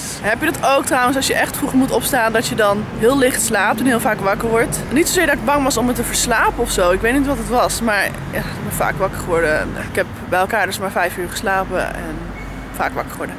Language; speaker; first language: Dutch; native; Dutch